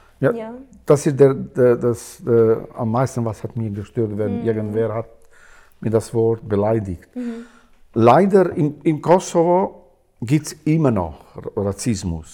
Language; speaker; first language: German; non-native, learner; Albanian